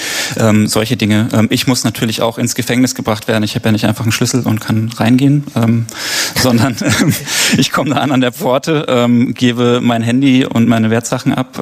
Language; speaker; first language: German; native; German